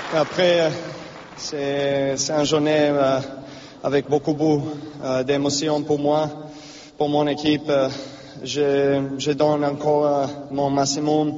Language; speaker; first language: French; non-native, learner; Serbian